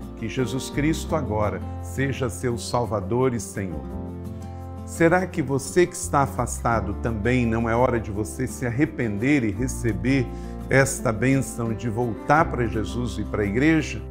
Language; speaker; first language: Portuguese; native; Portuguese